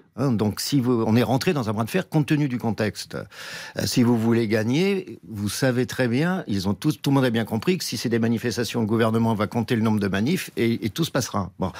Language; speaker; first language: French; native; French